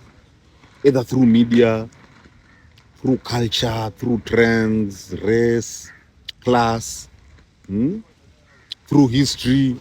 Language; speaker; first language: English; non-native, local second language; Swahili